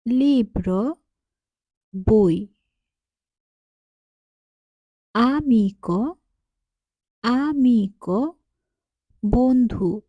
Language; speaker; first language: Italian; non-native, learner; Bangla